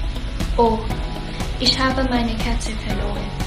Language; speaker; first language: German; non-native, learner; English